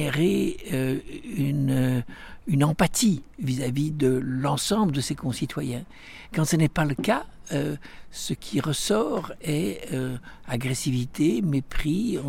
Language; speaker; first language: French; native; French